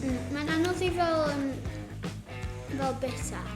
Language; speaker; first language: Welsh; non-native, local second language; English